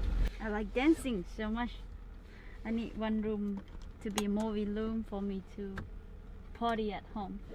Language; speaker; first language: English; non-native, learner; Thai